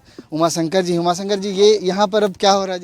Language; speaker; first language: Hindi; native; Hindi